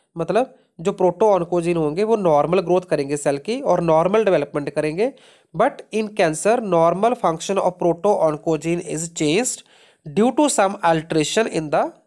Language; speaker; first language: Hindi; non-native, local second language; Punjabi